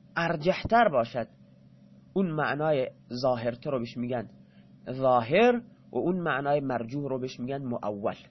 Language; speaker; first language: Persian; non-native, local second language; Baluchi